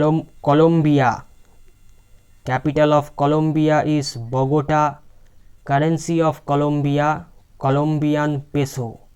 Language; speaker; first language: English; non-native, local second language; Bangla